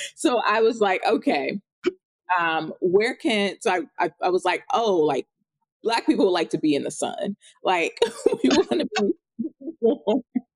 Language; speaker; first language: English; native; English